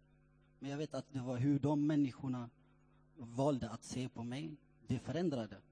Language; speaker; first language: Swedish; non-native, fluent; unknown